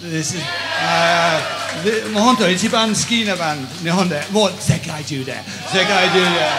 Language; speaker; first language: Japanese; non-native, learner; English